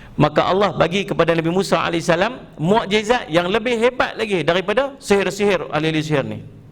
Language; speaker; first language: Malay; native; Malay